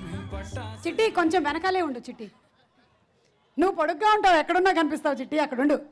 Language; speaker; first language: Telugu; native; Telugu